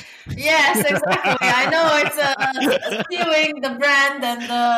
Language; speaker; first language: English; non-native, fluent; Serbian